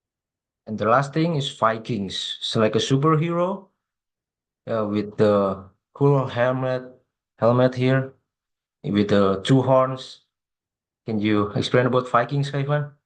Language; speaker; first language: English; non-native, fluent; Indonesian